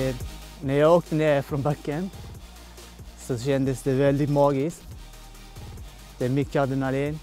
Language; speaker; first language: Swedish; non-native, local second language; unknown